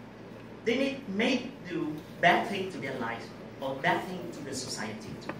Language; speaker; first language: English; non-native, learner; Vietnamese